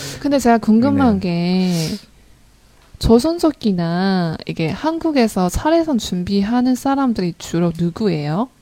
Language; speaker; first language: Korean; non-native, learner; Chinese